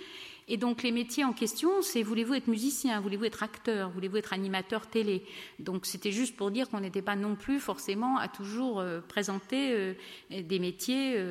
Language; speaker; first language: French; native; French